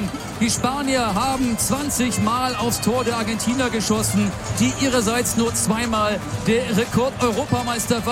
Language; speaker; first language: German; native; German